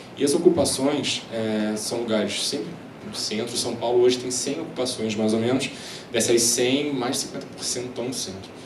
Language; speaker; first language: Portuguese; native; Portuguese